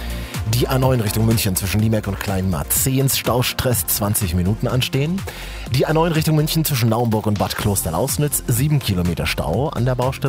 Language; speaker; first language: German; native; German